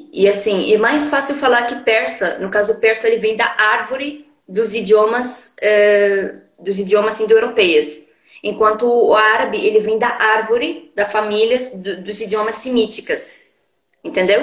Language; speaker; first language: Portuguese; non-native, fluent; Arabic